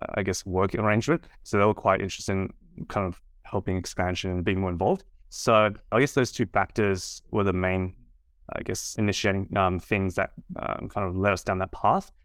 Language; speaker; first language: English; native; English